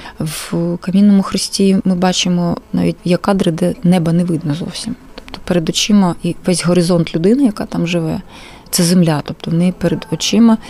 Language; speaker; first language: Ukrainian; non-native, local second language; Russian